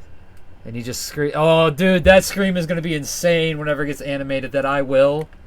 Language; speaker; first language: English; native; English